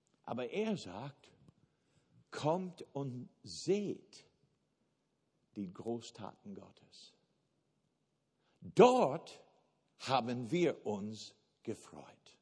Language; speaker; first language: German; non-native, fluent; English